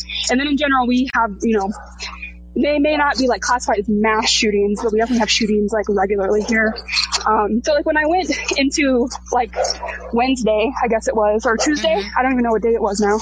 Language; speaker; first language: English; native; English